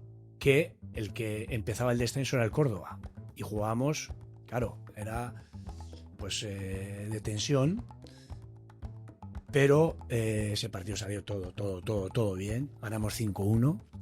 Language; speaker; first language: Spanish; native; Spanish